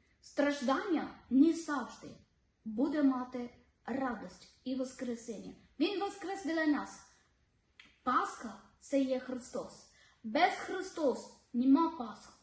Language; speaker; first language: Ukrainian; non-native, learner; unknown